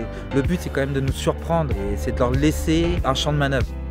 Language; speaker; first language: French; native; French